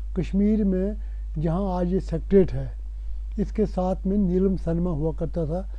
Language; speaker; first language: Urdu; non-native, local second language; Punjabi